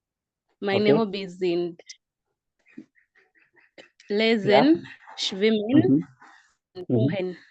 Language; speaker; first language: German; non-native, learner; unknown